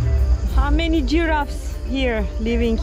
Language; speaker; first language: English; non-native, learner; Turkish